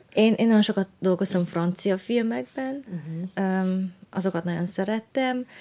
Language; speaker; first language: Hungarian; early bilingual, other home language; Vietnamese